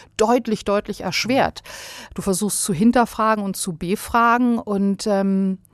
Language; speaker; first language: German; early bilingual, other home language; Bosnian